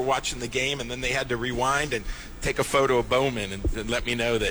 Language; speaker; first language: English; native; English